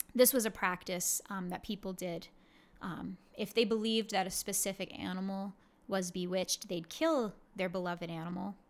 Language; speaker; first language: English; native; English